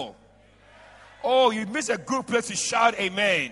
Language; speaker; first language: English; non-native, local second language; Akan